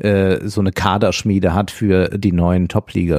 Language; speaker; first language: German; native; German